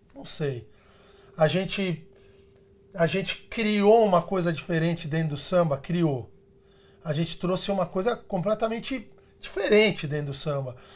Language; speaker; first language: Portuguese; early bilingual, other home language; Spanish